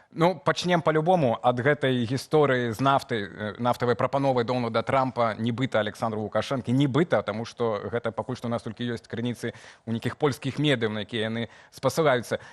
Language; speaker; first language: Belarusian; non-native, local second language; Russian